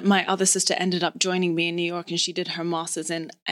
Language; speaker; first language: English; native; English